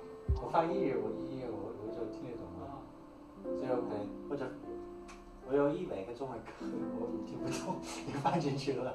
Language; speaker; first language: Chinese; early bilingual, heritage; English